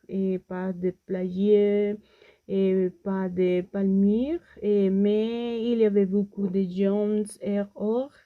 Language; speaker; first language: French; non-native, learner; Spanish